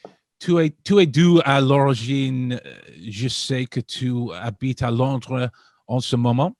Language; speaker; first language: French; non-native, learner; English